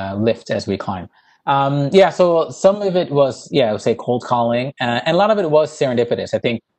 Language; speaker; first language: English; native; English